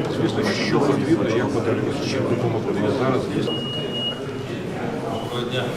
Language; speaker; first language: Ukrainian; non-native, local second language; Russian